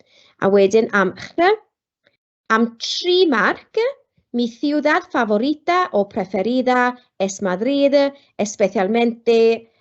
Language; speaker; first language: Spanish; non-native, fluent; Welsh